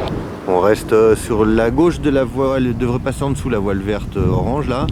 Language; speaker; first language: French; native; French